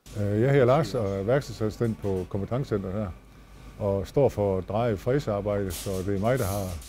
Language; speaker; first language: Danish; native; Danish